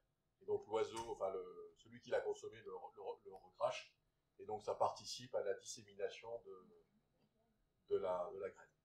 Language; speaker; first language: French; native; French